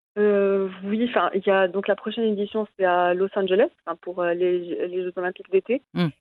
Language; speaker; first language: French; non-native, local second language; Arabic